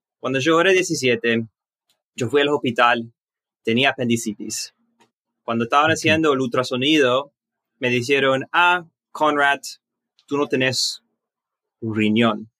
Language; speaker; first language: Spanish; early bilingual, heritage; Spanish